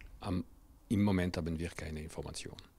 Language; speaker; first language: German; non-native, local second language; French